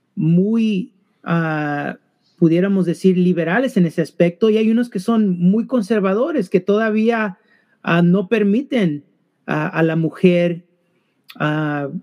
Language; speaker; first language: Spanish; early bilingual, heritage; Spanish